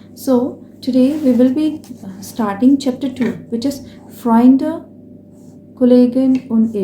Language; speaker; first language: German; non-native, fluent; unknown